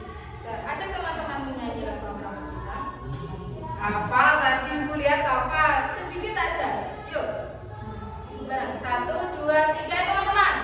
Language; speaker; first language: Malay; non-native, local second language; Javanese